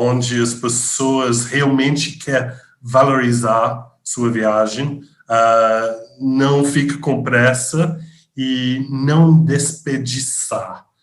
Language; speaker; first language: Portuguese; non-native, fluent; English